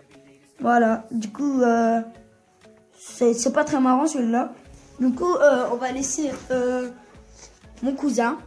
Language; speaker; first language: French; early bilingual, other home language; Turkish